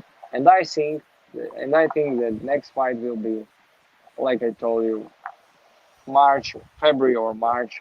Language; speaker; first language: English; non-native, learner; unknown